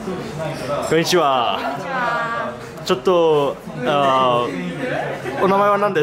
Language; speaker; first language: Japanese; non-native, learner; German